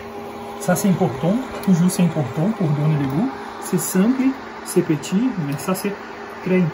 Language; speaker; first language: French; non-native, learner; Portuguese